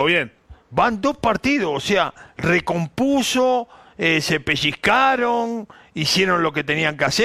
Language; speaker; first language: Spanish; native; Spanish